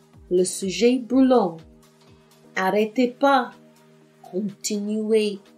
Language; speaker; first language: French; non-native, fluent; English